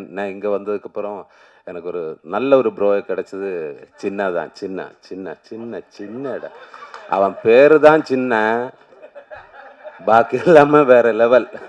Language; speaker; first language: Tamil; non-native, learner; Malayalam